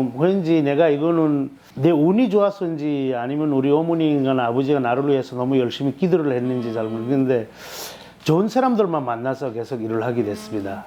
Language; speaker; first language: Korean; non-native, fluent; Bangla